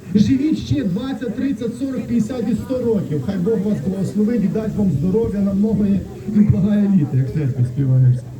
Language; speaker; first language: Ukrainian; non-native, local second language; Russian